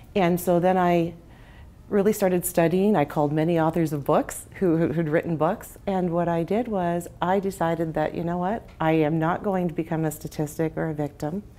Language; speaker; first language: English; native; English